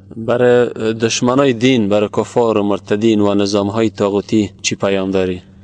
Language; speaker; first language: Persian; native; Persian